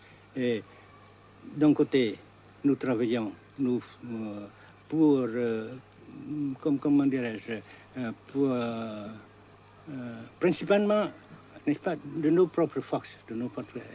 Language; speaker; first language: French; non-native, local second language; Vietnamese